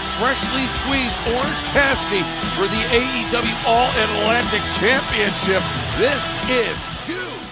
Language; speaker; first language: English; native; English